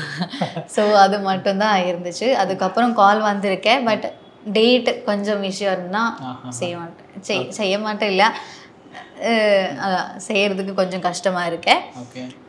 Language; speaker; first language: Tamil; non-native, learner; Malayalam